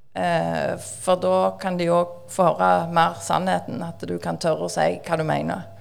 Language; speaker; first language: Norwegian; native; Norwegian